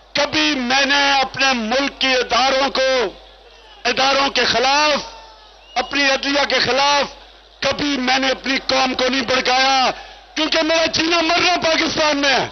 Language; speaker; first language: Urdu; native; Urdu